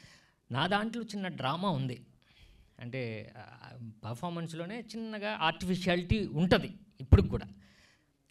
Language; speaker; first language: Telugu; native; Telugu